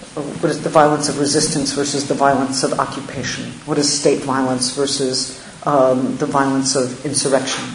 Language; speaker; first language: English; native; English